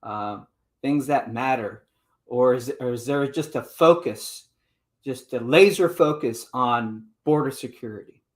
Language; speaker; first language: English; native; English